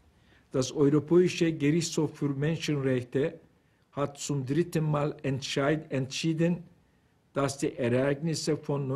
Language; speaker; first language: German; non-native, fluent; Turkish